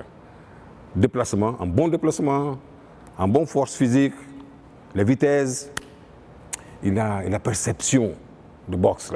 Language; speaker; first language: French; non-native, fluent; Portuguese